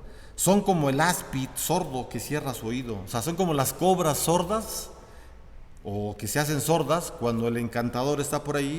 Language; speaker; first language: Spanish; native; Spanish